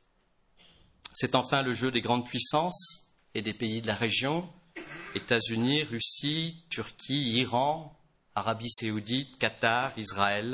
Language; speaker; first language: French; native; French